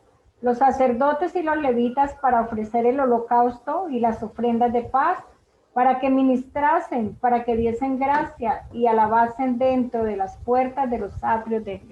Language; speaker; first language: Spanish; native; Spanish